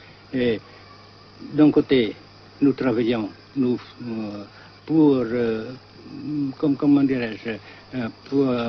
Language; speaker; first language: French; non-native, fluent; Vietnamese